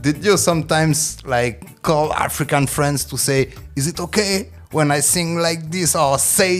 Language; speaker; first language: English; non-native, fluent; French